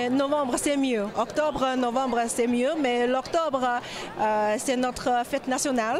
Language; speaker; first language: French; non-native, learner; Chinese